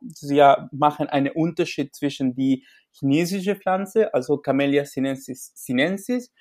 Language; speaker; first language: German; non-native, fluent; Spanish